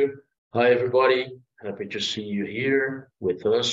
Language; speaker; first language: English; non-native, fluent; Portuguese